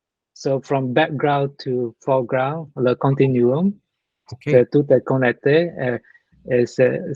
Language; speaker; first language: French; non-native, learner; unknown